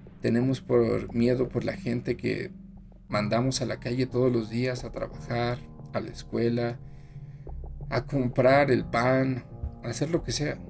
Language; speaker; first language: Spanish; native; Spanish